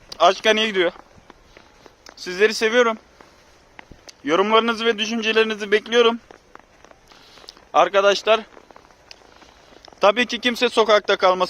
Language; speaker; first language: Turkish; native; Turkish